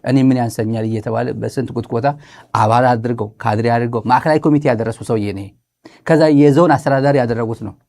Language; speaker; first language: Amharic; non-native, local second language; Tigrinya